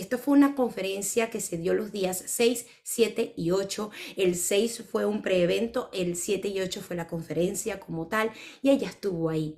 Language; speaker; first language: Spanish; native; Spanish